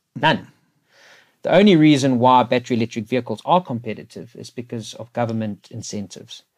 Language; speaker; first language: English; native; English